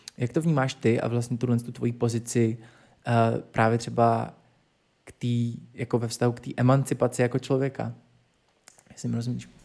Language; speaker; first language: Czech; native; Czech